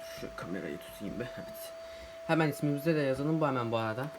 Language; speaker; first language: Turkish; native; Turkish